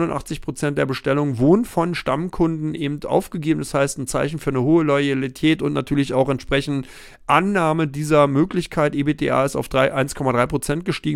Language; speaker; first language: German; native; German